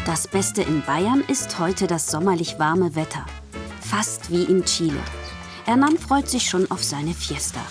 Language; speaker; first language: German; native; German